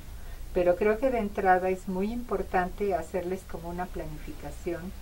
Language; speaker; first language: Spanish; native; Spanish